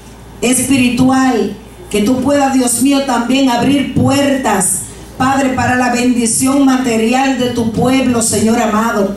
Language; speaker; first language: Spanish; native; Spanish